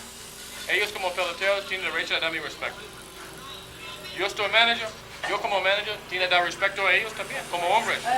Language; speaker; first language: Spanish; non-native, fluent; English